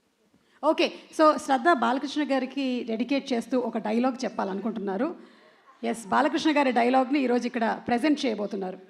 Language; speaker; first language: Telugu; native; Telugu